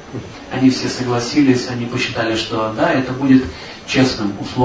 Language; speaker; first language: Russian; native; Russian